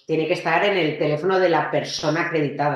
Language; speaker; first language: Spanish; native; Spanish